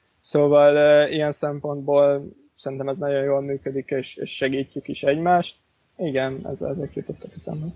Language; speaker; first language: Hungarian; native; Hungarian